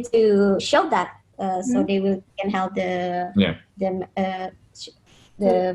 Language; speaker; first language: English; non-native, fluent; Indonesian